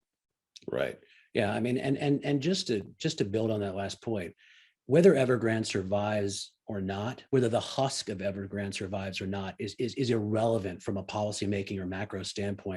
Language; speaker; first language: English; native; English